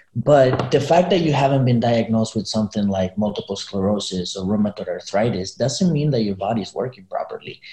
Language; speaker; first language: English; early bilingual, other home language; Spanish